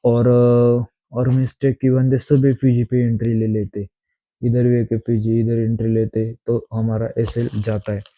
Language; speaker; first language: Hindi; non-native, local second language; Marathi